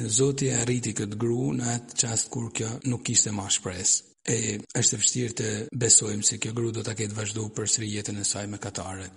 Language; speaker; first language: Albanian; native; Albanian